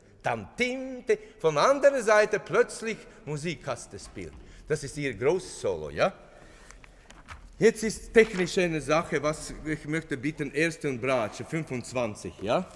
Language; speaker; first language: German; non-native, fluent; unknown